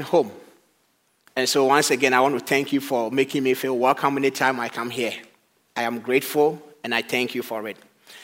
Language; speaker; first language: English; non-native, local second language; Akan